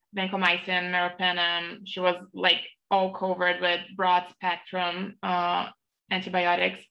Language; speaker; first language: English; non-native, fluent; Portuguese